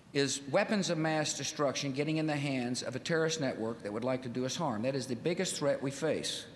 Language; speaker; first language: English; native; English